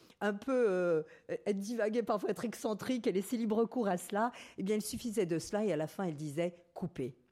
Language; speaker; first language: French; native; French